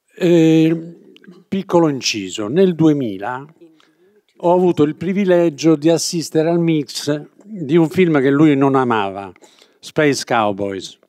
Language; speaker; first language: Italian; native; Italian